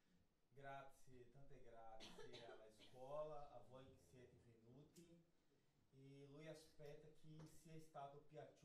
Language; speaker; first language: Italian; non-native, fluent; Portuguese